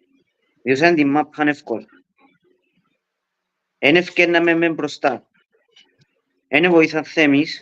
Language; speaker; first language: Greek; early bilingual, heritage; Greek